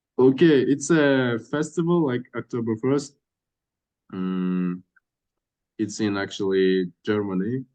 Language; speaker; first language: English; non-native, fluent; Russian